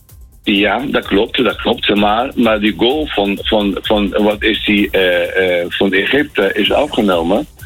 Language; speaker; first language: Dutch; non-native, fluent; Arabic